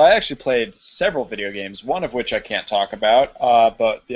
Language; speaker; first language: English; native; English